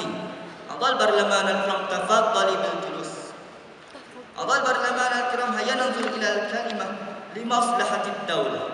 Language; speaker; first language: Arabic; non-native, learner; Malay